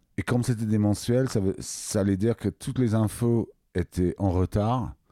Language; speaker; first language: French; non-native, fluent; English